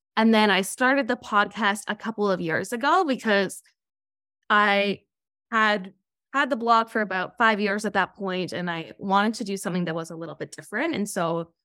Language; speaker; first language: English; native; English